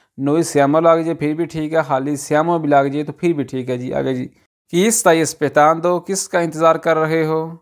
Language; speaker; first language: Urdu; non-native, local second language; Punjabi